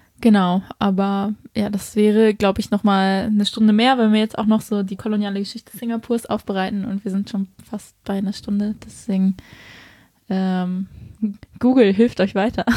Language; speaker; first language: German; early bilingual, other home language; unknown